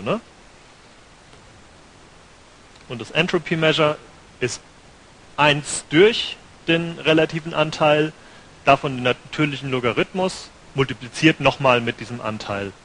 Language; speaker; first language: German; native; German